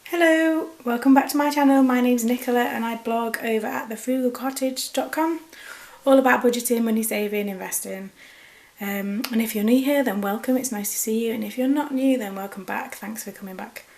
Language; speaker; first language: English; native; English